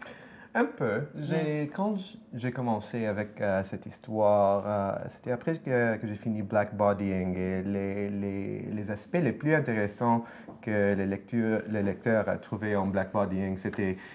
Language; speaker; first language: French; non-native, fluent; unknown